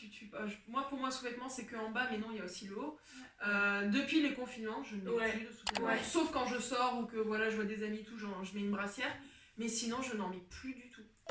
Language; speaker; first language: French; native; French